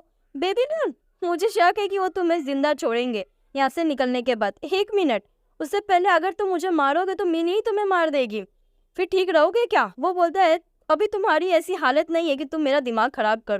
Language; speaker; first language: Hindi; native; Hindi